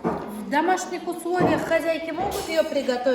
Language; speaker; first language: Russian; native; Russian